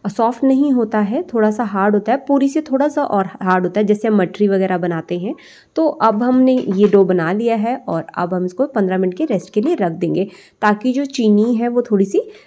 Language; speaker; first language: Hindi; native; Hindi